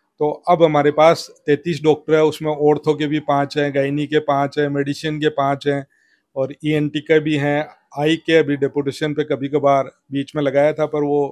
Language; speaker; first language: Hindi; native; Hindi